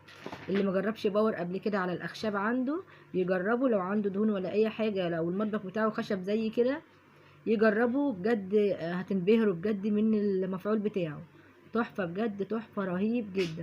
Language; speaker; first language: Arabic; native; Arabic